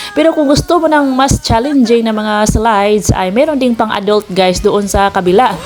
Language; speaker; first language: Filipino; non-native, local second language; Cebuano